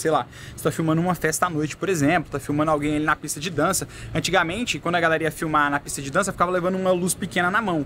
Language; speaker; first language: Portuguese; native; Portuguese